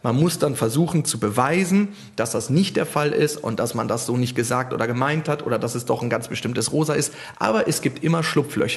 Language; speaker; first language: German; native; German